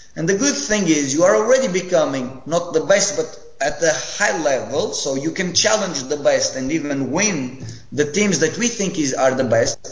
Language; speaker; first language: English; non-native, fluent; Portuguese